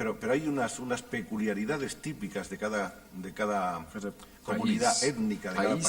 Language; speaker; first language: Spanish; native; Spanish